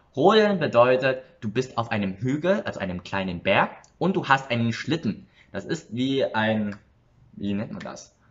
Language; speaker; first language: German; early bilingual, other home language; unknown